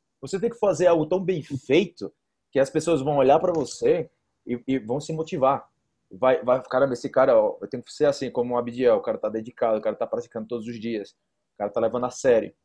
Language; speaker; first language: Portuguese; native; Portuguese